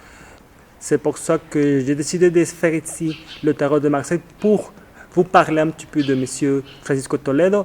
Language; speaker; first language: French; non-native, fluent; Spanish